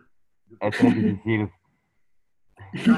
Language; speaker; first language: French; non-native, learner; Romanian